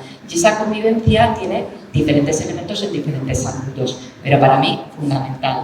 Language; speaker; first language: Spanish; native; Spanish